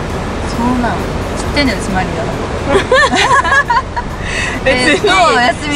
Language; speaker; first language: Japanese; native; Japanese